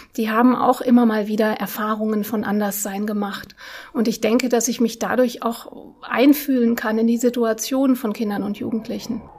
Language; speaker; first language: German; early bilingual, other home language; Russian